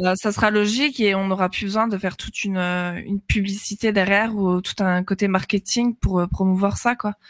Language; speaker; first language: French; native; French